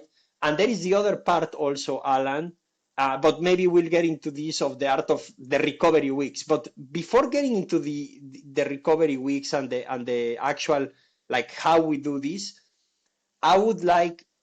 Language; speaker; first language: English; non-native, fluent; Spanish